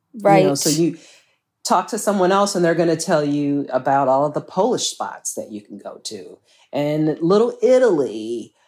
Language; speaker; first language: English; native; English